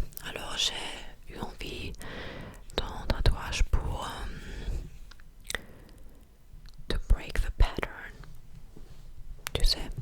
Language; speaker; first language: French; non-native, learner; English